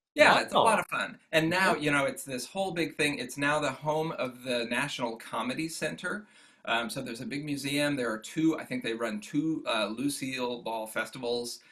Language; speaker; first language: English; native; English